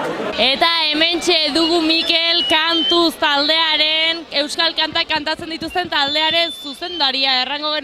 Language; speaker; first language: Basque; native; Basque